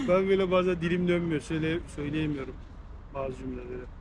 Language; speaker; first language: Turkish; native; Turkish